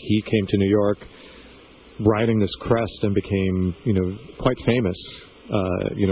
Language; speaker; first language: English; native; English